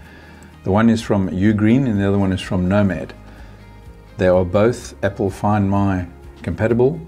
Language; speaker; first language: English; native; English